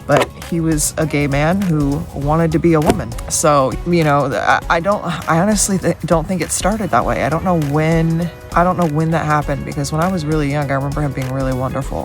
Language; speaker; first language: English; native; English